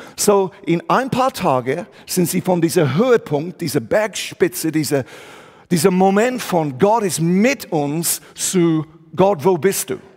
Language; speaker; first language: German; non-native, fluent; English